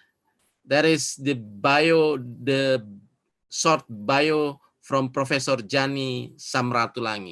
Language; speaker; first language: English; non-native, fluent; Indonesian